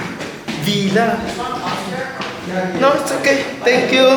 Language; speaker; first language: English; non-native, local second language; Filipino